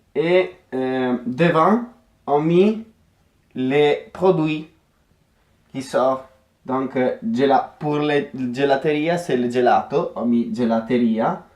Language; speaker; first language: French; non-native, fluent; Italian